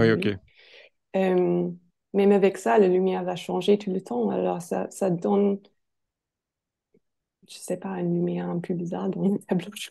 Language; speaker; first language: French; non-native, fluent; English